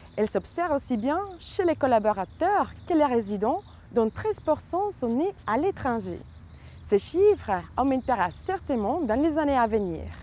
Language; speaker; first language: French; native; French